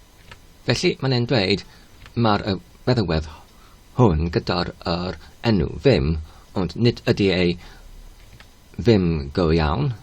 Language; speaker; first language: Welsh; non-native, learner; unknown